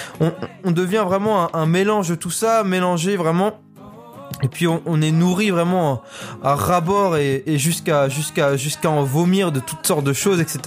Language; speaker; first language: French; native; French